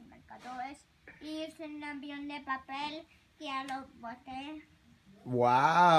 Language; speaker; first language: Spanish; early bilingual, other home language; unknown